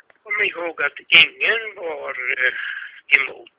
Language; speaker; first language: Swedish; non-native, fluent; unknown